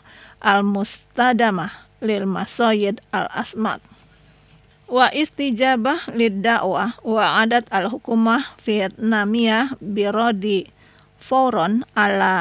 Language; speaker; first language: Arabic; non-native, fluent; Indonesian